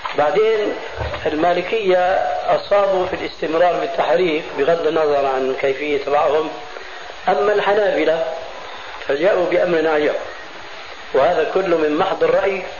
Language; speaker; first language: Arabic; early bilingual, other home language; Albanian